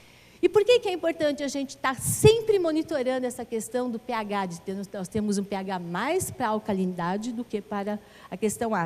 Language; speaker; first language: Portuguese; native; Portuguese